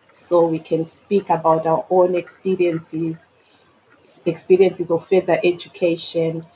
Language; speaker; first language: English; non-native, local second language; Shona